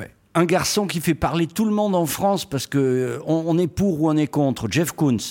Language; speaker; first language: French; native; French